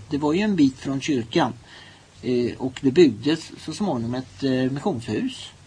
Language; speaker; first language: Swedish; native; Swedish